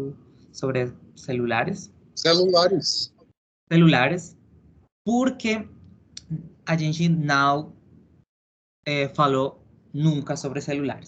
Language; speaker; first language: Portuguese; non-native, learner; Spanish